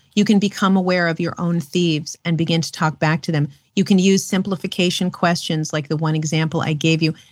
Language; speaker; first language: English; native; English